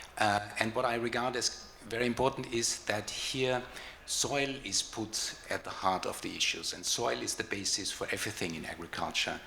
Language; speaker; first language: English; non-native, fluent; German